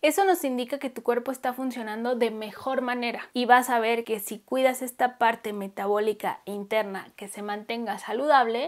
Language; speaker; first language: Spanish; native; Spanish